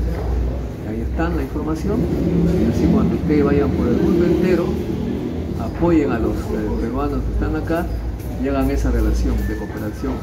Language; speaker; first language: Spanish; native; Spanish